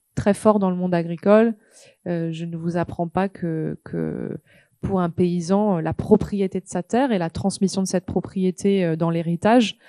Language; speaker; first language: French; native; French